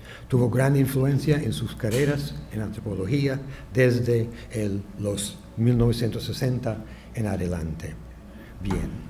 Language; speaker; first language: Spanish; native; Spanish